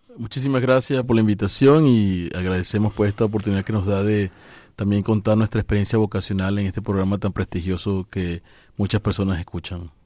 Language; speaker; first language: Spanish; native; Spanish